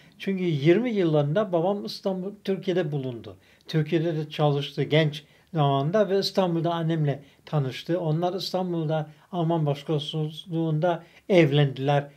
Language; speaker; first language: Turkish; early bilingual, other home language; German